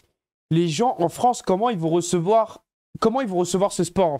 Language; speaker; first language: French; native; French